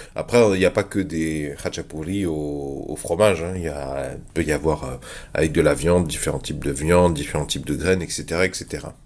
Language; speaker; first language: French; native; French